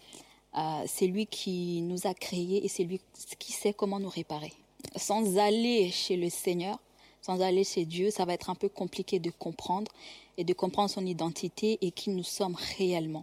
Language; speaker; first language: French; non-native, local second language; Kinyarwanda